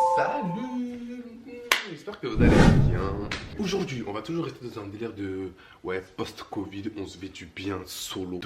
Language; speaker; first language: French; early bilingual, other home language; Bambara